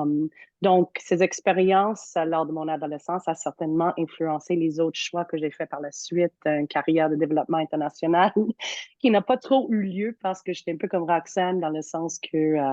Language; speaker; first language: French; native; French